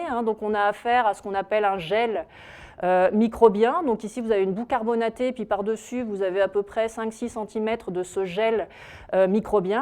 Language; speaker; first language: French; native; French